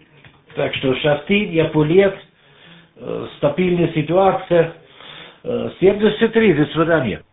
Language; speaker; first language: Russian; non-native, learner; German